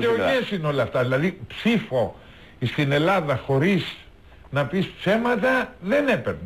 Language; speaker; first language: Greek; native; Greek